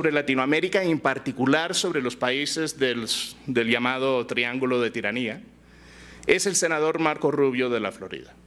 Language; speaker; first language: Spanish; early bilingual, heritage; Spanish